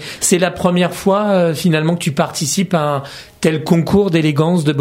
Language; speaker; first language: French; native; French